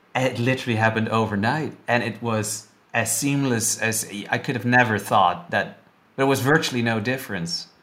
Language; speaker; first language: English; non-native, fluent; Dutch